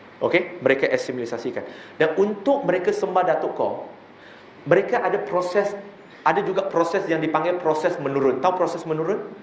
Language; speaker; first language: Malay; non-native, local second language; Chinese